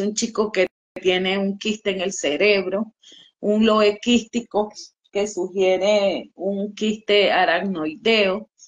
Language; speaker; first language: Spanish; native; Spanish